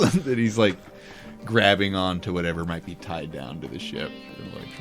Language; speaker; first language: English; native; English